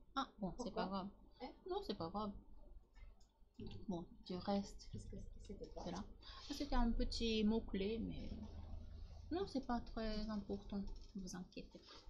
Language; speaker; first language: French; non-native, learner; Japanese